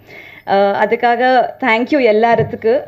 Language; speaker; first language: Tamil; non-native, learner; Telugu